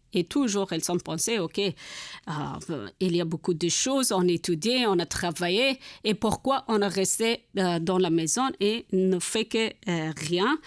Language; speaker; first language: French; non-native, learner; Persian